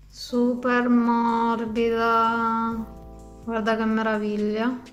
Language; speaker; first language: Italian; native; Italian